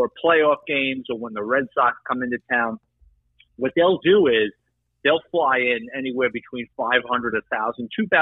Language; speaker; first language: English; native; English